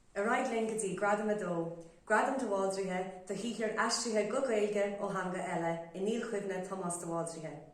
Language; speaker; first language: Irish; native; Irish